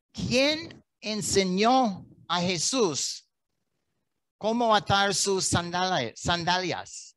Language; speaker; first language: Spanish; non-native, learner; English